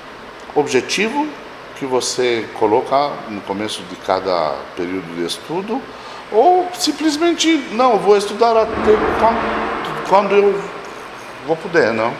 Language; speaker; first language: Portuguese; non-native, fluent; Romanian